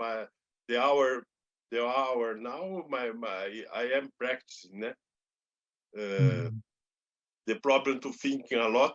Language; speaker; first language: English; non-native, learner; Portuguese